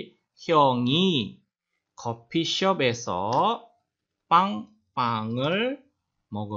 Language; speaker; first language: Korean; non-native, fluent; Indonesian